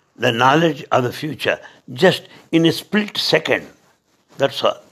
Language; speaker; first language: English; non-native, local second language; Telugu